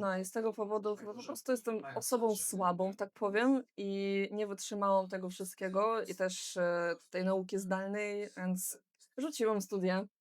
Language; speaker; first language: Polish; non-native, fluent; Belarusian